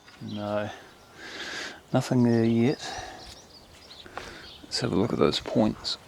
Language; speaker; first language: English; native; English